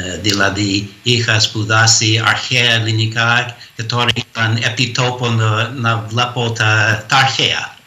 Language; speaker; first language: Greek; non-native, fluent; English